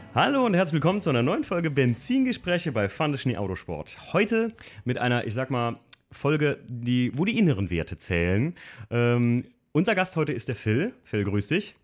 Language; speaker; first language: German; native; German